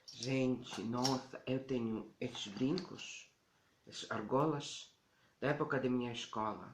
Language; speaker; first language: Portuguese; non-native, learner; Ukrainian